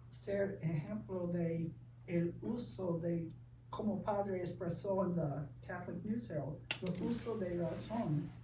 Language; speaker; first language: Spanish; early bilingual, heritage; Spanish